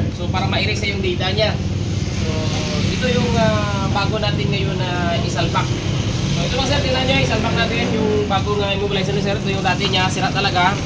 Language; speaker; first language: Filipino; native; Filipino